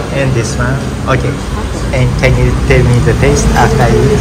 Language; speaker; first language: English; non-native, learner; Japanese